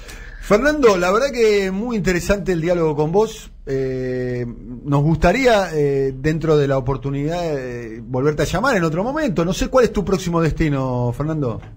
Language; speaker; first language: Spanish; native; Spanish